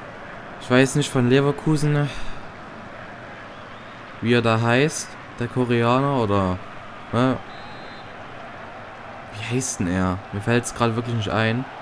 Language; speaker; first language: German; native; German